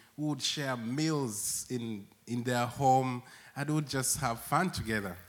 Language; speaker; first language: English; non-native, local second language; Acoli